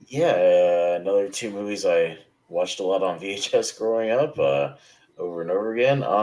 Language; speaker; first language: English; native; English